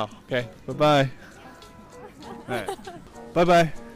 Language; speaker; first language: Korean; non-native, fluent; English